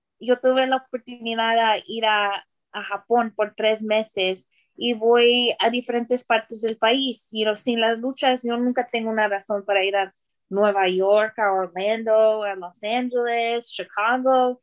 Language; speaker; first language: Spanish; early bilingual, heritage; Spanish